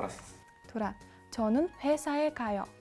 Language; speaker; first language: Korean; non-native, fluent; Kyrgyz